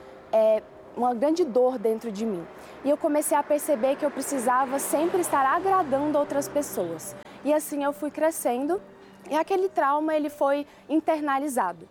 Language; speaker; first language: Portuguese; early bilingual, other home language; Chinese